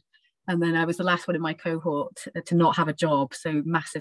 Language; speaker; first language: English; native; English